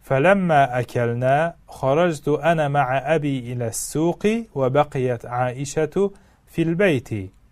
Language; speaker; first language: Arabic; non-native, fluent; Uzbek